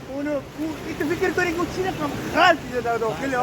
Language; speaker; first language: Persian; native; Persian